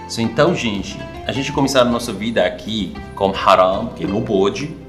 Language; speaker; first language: Portuguese; non-native, learner; Arabic